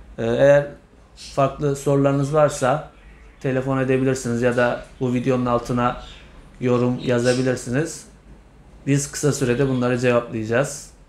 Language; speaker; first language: Turkish; native; Turkish